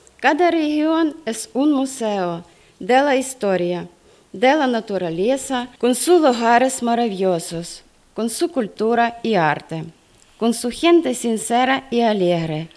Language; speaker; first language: Spanish; non-native, fluent; Ukrainian